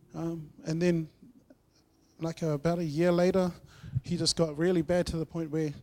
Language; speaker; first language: English; native; English